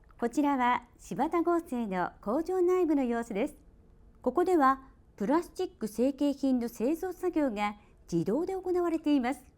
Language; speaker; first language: Japanese; native; Japanese